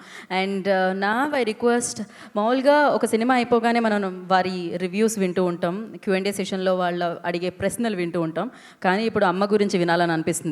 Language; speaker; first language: Telugu; native; Telugu